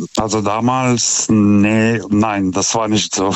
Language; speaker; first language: German; non-native, fluent; Lithuanian